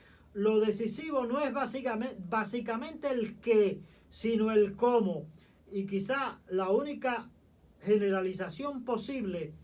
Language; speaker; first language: Spanish; native; Spanish